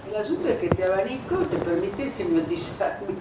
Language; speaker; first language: Spanish; native; Spanish